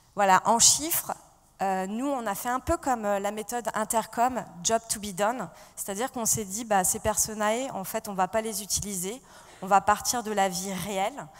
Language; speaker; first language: French; native; French